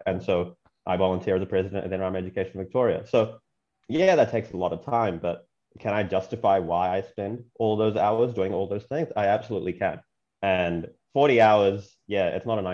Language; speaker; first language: English; native; English